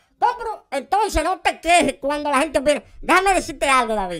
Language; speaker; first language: Spanish; native; Spanish